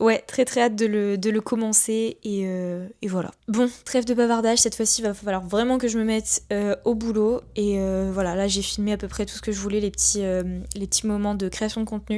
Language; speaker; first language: French; native; French